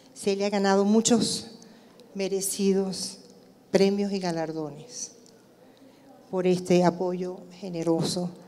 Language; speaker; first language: Spanish; native; Spanish